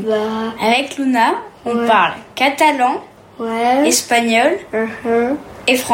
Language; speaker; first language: French; early bilingual, heritage; French